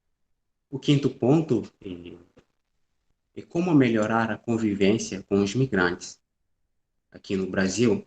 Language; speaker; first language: Portuguese; non-native, local second language; Upper Guinea Crioulo